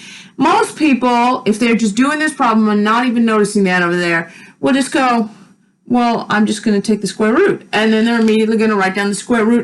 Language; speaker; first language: English; native; English